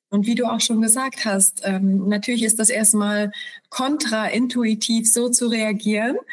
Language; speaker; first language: German; early bilingual, other home language; Polish